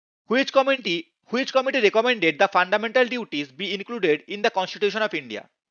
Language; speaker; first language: English; non-native, local second language; Bangla